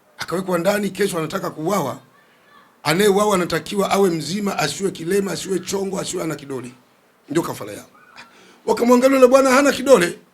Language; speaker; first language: Swahili; native; Swahili